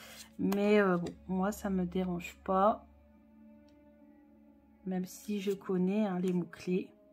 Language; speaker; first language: French; native; French